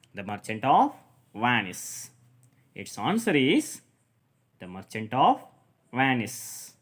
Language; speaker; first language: English; non-native, local second language; Kannada